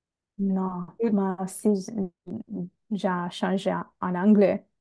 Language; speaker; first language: French; non-native, fluent; Bangla